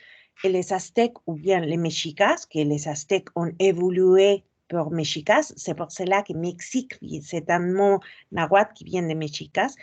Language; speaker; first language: French; non-native, fluent; Spanish